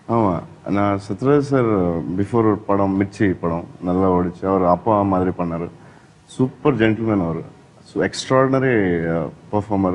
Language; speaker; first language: Tamil; non-native, learner; Telugu